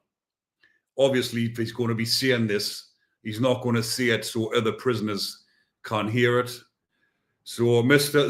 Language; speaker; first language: English; native; English